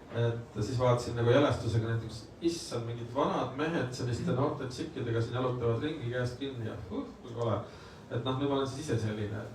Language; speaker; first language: Estonian; native; Estonian